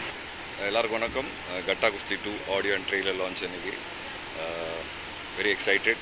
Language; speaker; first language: Tamil; native; Tamil